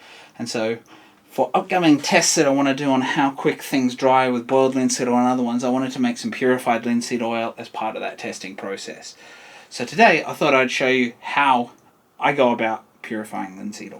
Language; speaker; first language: English; native; English